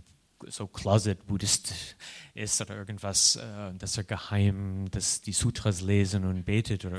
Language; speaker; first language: German; non-native, fluent; English